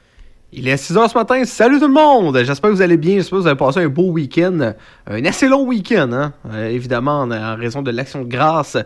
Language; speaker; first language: French; native; French